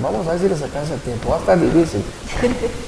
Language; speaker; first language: Spanish; native; Spanish